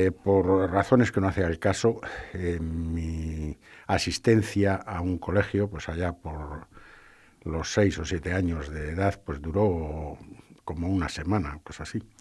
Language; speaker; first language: Spanish; native; Spanish